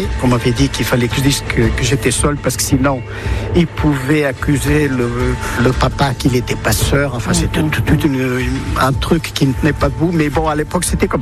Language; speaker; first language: French; early bilingual, other home language; Portuguese